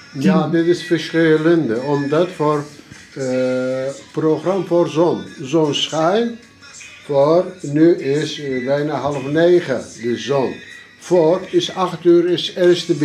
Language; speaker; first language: Dutch; non-native, learner; Turkish